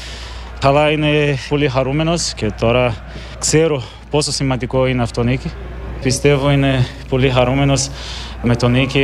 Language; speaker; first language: Greek; non-native, learner; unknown